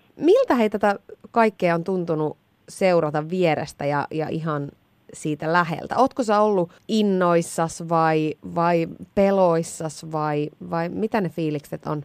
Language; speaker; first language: Finnish; native; Finnish